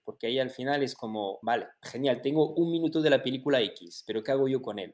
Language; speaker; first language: Spanish; native; Spanish